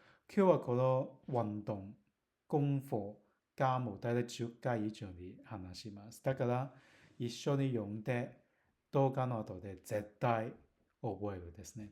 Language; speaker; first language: Japanese; non-native, learner; Cantonese